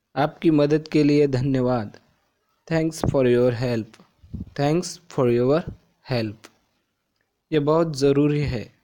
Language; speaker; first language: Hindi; non-native, local second language; Marathi